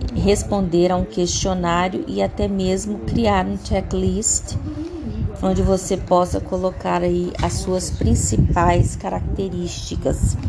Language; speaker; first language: Portuguese; native; Portuguese